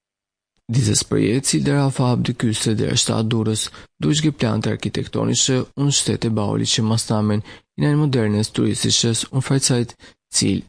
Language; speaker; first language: German; non-native, fluent; Albanian